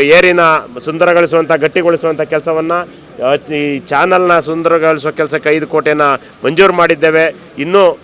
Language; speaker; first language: Kannada; native; Kannada